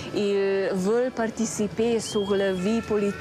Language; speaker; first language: French; non-native, fluent; Slovenian